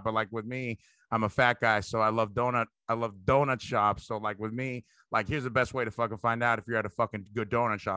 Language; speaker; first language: English; early bilingual, other home language; Spanish